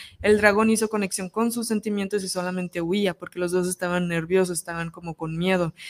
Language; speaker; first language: Spanish; native; Spanish